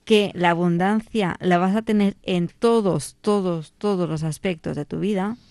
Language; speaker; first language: Spanish; non-native, local second language; Catalan